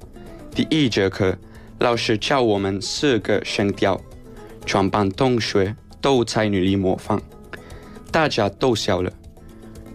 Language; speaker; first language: Chinese; non-native, fluent; Spanish